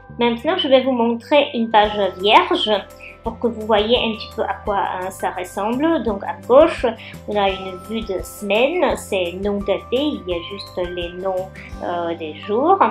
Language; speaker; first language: French; non-native, fluent; Czech